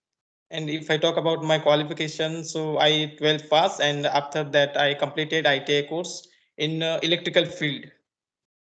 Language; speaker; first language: English; non-native, learner; Marathi